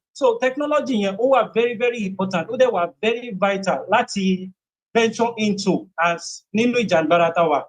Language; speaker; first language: English; non-native, local second language; Yoruba